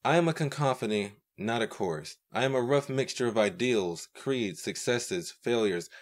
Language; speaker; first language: English; native; English